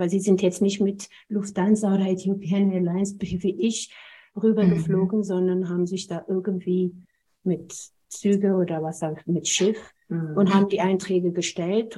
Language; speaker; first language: German; non-native, fluent; Amharic